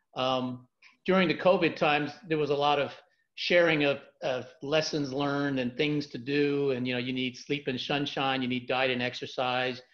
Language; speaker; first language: English; native; English